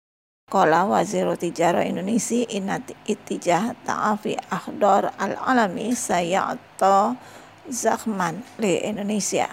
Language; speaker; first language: Arabic; non-native, fluent; Indonesian